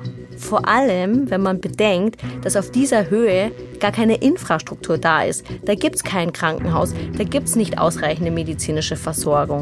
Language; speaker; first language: German; native; German